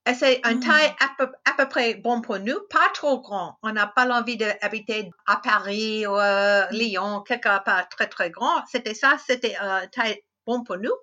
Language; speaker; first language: French; non-native, fluent; English